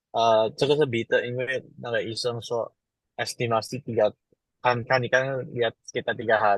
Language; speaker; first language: Chinese; non-native, learner; Indonesian